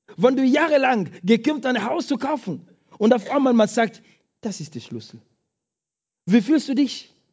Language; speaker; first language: German; non-native, fluent; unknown